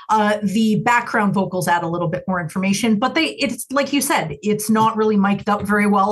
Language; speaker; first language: English; native; English